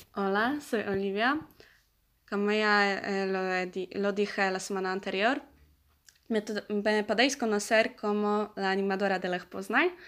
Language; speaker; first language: Spanish; non-native, learner; Polish